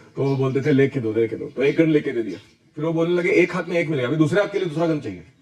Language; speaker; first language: Hindi; non-native, local second language; Marathi